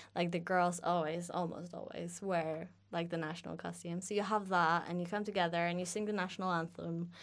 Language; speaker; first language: English; non-native, fluent; Norwegian